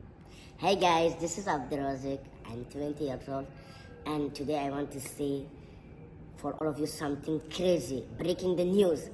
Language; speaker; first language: English; non-native, learner; Tajik